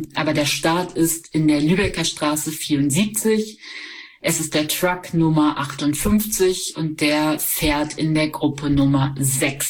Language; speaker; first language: German; native; German